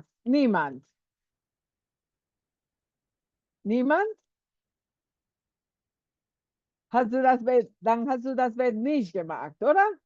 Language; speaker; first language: German; non-native, fluent; Spanish